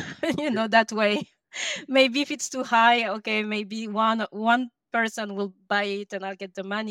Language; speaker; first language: English; non-native, fluent; French